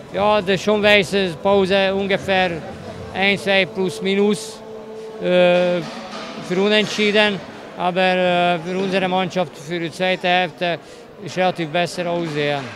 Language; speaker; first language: German; non-native, learner; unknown